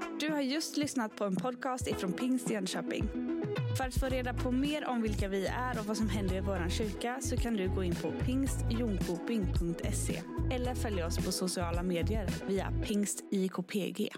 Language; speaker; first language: Swedish; native; Swedish